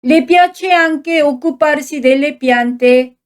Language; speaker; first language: Italian; non-native, fluent; Korean